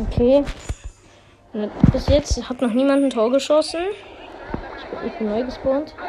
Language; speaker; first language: German; native; German